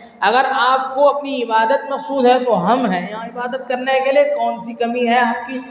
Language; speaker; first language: Urdu; native; Urdu